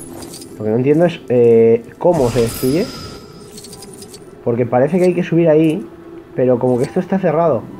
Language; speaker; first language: Spanish; native; Spanish